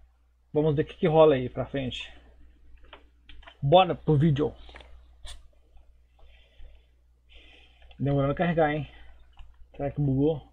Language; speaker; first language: Portuguese; native; Portuguese